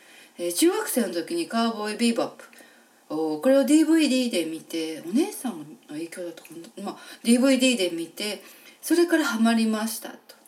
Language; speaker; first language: Japanese; native; Japanese